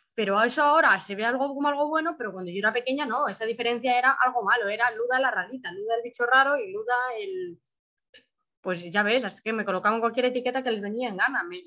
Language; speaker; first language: Spanish; native; Spanish